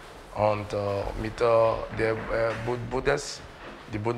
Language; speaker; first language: German; non-native, learner; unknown